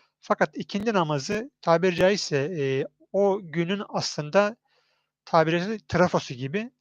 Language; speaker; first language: Turkish; native; Turkish